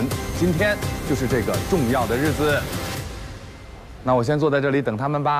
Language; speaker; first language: Chinese; native; Chinese